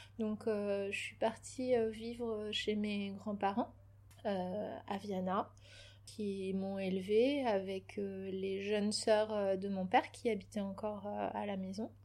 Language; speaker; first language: French; early bilingual, other home language; Portuguese